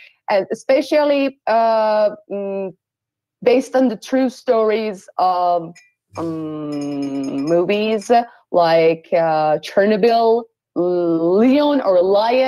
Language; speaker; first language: English; non-native, fluent; Persian